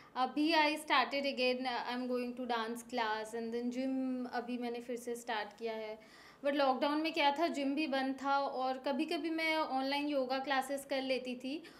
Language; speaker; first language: Hindi; non-native, local second language; Bangla